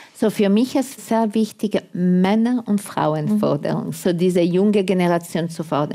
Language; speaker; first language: German; non-native, fluent; Italian